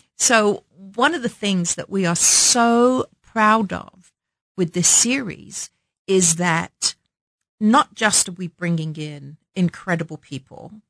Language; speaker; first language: English; native; English